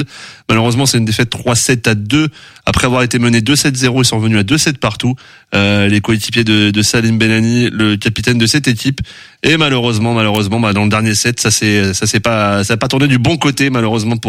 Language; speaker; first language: French; native; French